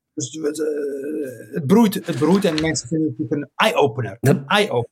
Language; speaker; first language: Dutch; early bilingual, other home language; Riffian